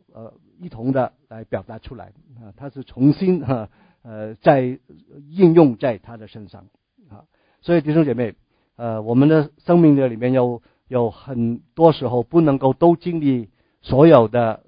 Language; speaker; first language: Chinese; native; Chinese